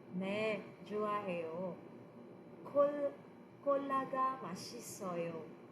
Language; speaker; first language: Korean; non-native, fluent; Filipino